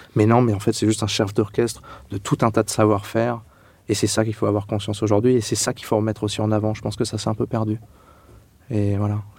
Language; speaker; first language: French; native; French